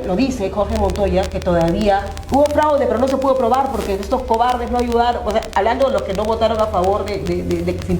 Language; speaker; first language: Spanish; native; Spanish